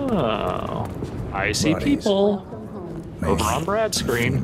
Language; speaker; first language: English; native; English